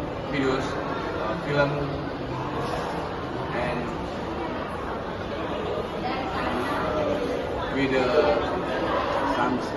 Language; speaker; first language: English; non-native, learner; Indonesian